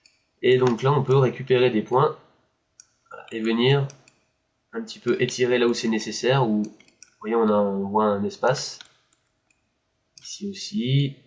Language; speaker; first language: French; native; French